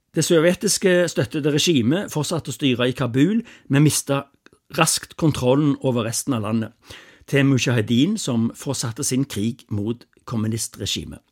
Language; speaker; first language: Norwegian; native; Norwegian